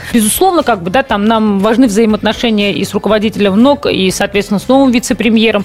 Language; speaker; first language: Russian; native; Russian